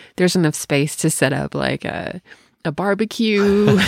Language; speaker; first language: English; native; English